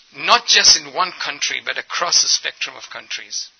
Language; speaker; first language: English; early bilingual, other home language; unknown